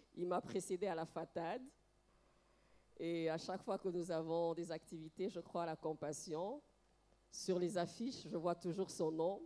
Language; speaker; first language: French; non-native, local second language; Lingala